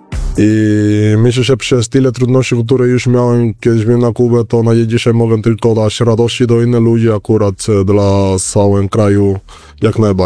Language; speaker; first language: Polish; non-native, learner; Spanish